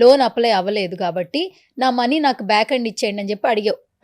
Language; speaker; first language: Telugu; native; Telugu